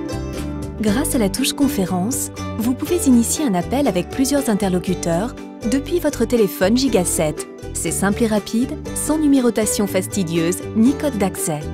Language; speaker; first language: French; native; French